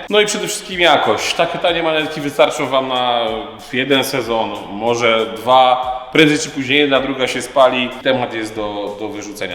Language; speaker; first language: Polish; native; Polish